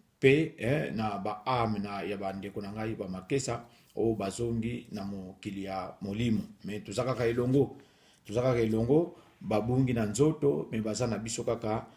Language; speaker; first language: Lingala; non-native, local second language; Kongo